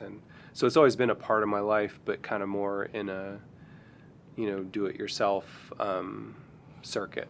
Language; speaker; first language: English; native; English